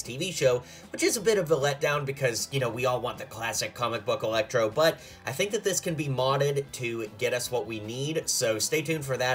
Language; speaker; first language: English; native; English